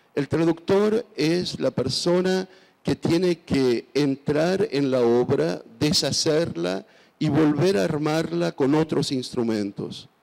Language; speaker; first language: Spanish; non-native, local second language; English